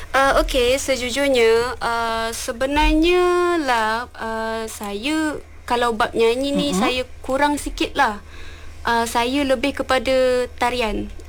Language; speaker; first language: Malay; non-native, local second language; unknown